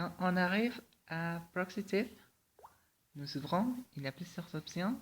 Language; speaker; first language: French; non-native, fluent; Spanish